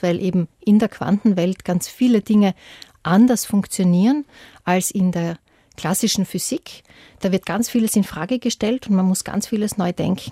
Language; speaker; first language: German; native; German